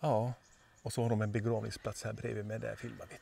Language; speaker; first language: Swedish; native; Swedish